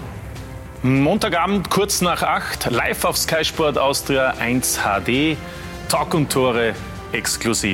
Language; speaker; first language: German; native; German